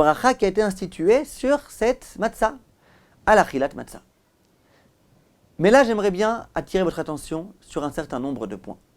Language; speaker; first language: French; native; French